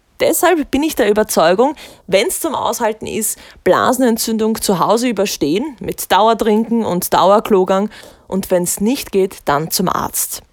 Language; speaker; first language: German; native; German